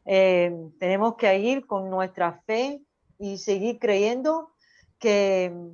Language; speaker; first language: Spanish; early bilingual, heritage; Spanish